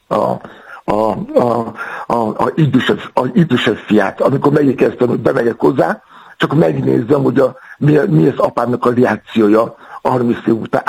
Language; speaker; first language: Hungarian; non-native, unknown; Yoruba